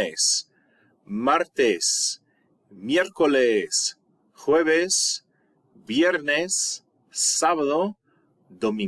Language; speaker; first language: Spanish; non-native, fluent; English